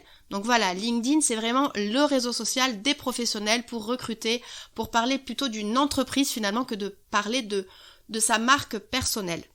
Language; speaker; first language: French; native; French